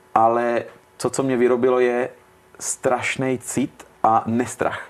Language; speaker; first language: Czech; early bilingual, heritage; Italian